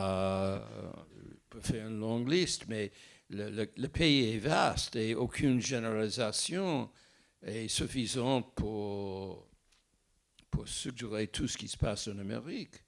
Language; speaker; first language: French; non-native, fluent; English